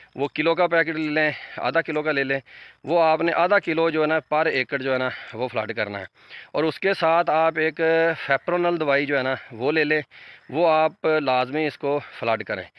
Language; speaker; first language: Urdu; native; Urdu